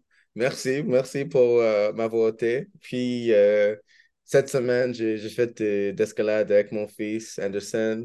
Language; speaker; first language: French; non-native, learner; English